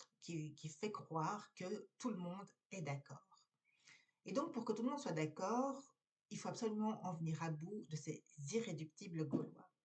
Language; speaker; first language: French; native; French